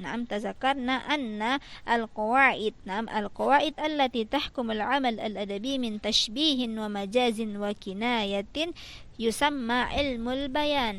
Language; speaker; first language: Arabic; non-native, fluent; Indonesian